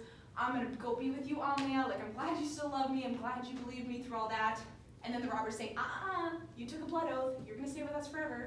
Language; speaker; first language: English; native; English